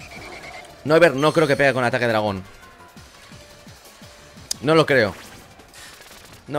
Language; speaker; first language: Spanish; native; Spanish